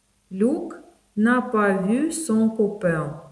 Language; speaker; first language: French; non-native, fluent; Ukrainian